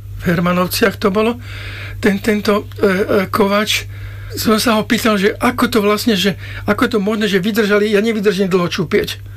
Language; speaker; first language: Slovak; native; Slovak